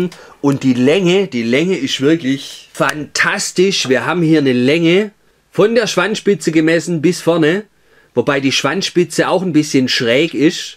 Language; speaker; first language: German; native; German